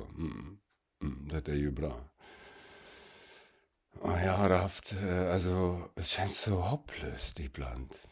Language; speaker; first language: Swedish; non-native, fluent; German